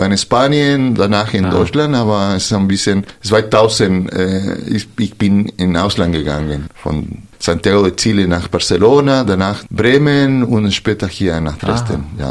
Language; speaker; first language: German; non-native, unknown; Spanish